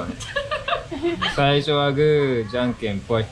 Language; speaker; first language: Japanese; native; Japanese